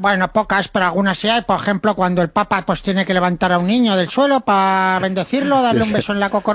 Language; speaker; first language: Spanish; native; Spanish